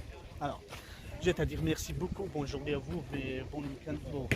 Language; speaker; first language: French; non-native, learner; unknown